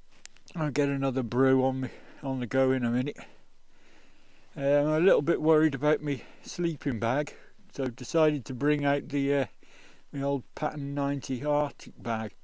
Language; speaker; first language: English; native; English